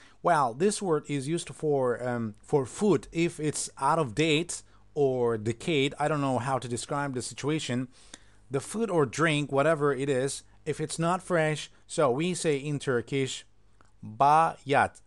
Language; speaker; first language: English; non-native, fluent; Turkish